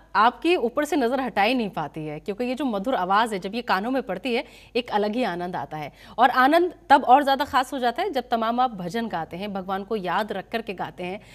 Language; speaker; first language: Hindi; native; Hindi